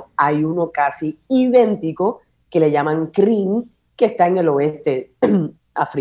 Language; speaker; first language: Spanish; native; Spanish